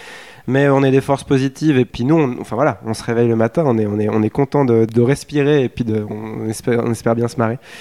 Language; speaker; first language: French; native; French